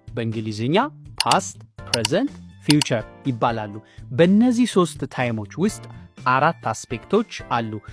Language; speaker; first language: Amharic; native; Amharic